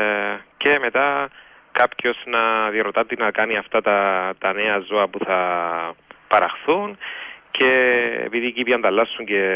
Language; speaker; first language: Greek; native; Greek